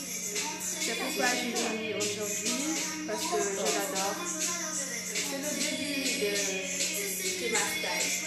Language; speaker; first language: French; non-native, local second language; Wolof